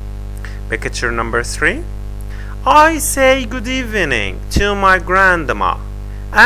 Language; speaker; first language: English; non-native, fluent; Arabic